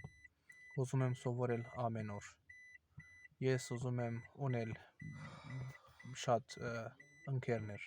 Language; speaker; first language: Armenian; non-native, learner; Azerbaijani